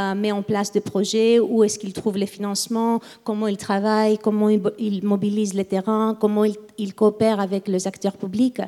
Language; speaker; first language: French; non-native, fluent; Greek